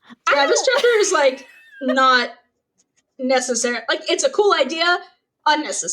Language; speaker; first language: English; native; English